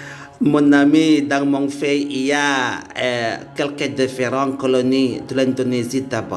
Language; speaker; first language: French; non-native, learner; Indonesian